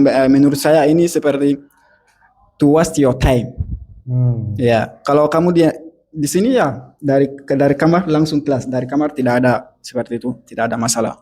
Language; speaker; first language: Indonesian; non-native, learner; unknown